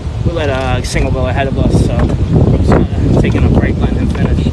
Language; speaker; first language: English; native; English